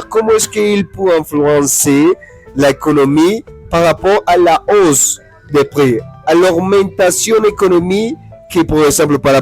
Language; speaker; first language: French; non-native, learner; Spanish